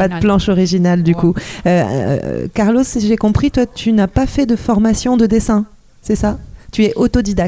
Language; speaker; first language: French; native; French